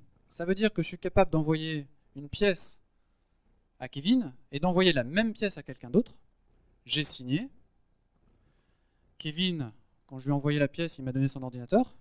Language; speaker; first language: French; native; French